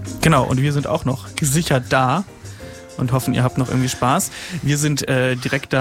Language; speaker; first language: German; native; German